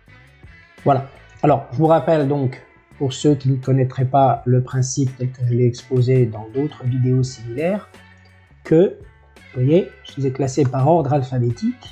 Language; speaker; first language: French; native; French